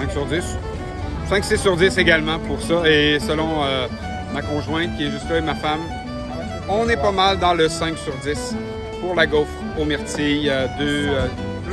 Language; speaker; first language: French; native; French